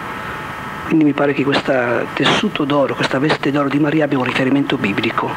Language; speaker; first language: Italian; native; Italian